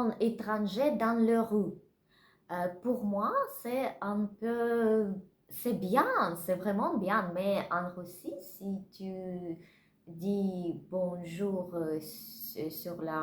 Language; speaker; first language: French; non-native, learner; Russian